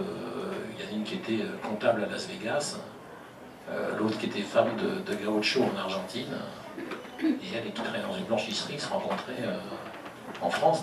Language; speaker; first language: French; native; French